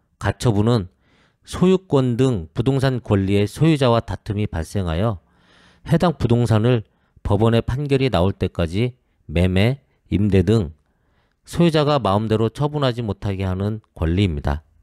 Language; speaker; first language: Korean; native; Korean